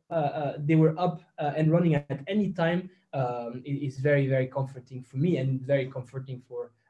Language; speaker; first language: English; non-native, fluent; French